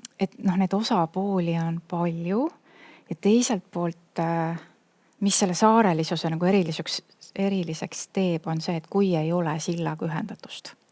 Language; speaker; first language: Estonian; native; Estonian